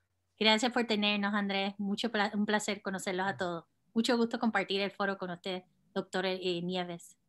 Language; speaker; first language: Spanish; native; Spanish